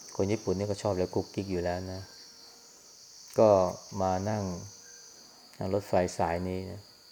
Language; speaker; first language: Thai; native; Thai